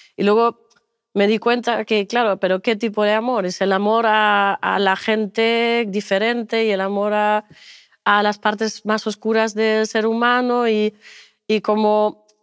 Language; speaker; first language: Spanish; non-native, fluent; German